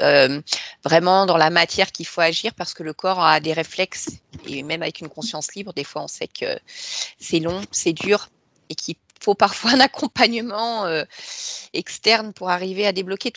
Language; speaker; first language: French; native; French